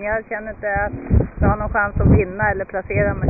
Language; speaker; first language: Swedish; native; Swedish